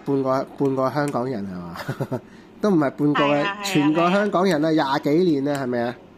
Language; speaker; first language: Cantonese; native; Cantonese